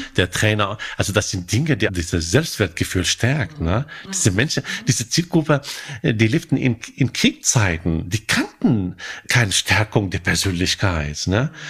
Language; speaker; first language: German; non-native, fluent; Arabic